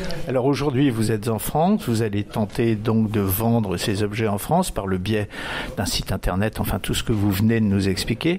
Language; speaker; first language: French; native; French